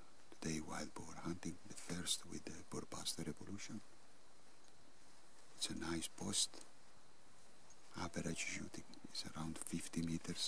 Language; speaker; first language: English; non-native, fluent; Italian